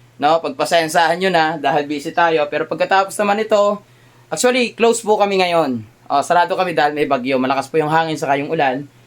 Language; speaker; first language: Filipino; native; Filipino